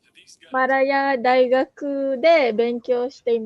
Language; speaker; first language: Japanese; non-native, learner; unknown